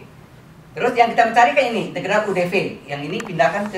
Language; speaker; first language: Indonesian; native; Indonesian